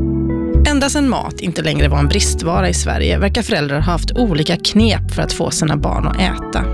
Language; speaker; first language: Swedish; native; Swedish